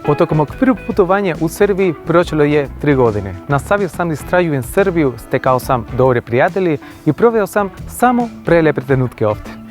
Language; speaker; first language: Bosnian; non-native, fluent; Spanish